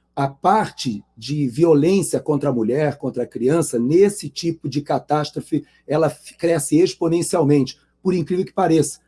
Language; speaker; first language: Portuguese; native; Portuguese